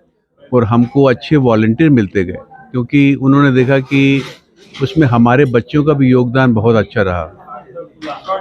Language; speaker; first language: Hindi; native; Hindi